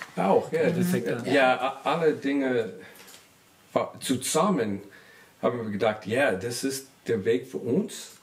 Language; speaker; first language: German; non-native, learner; English